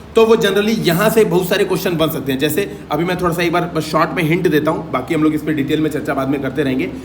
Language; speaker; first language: Hindi; native; Hindi